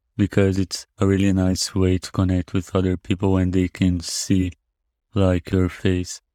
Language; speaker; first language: English; non-native, fluent; Portuguese